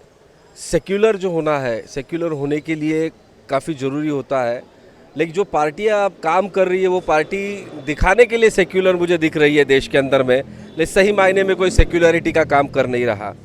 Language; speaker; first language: Hindi; non-native, local second language; Marathi